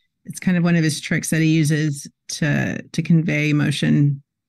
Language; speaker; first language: English; native; English